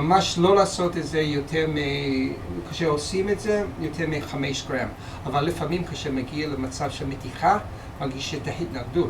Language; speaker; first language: Hebrew; non-native, fluent; English